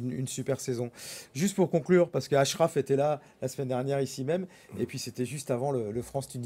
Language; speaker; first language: French; native; French